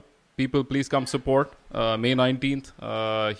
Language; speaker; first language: English; non-native, local second language; Kannada